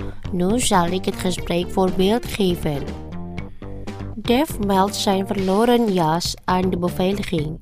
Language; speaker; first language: Dutch; non-native, fluent; Indonesian